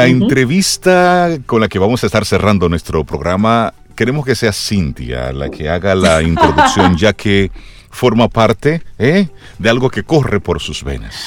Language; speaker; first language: Spanish; native; Spanish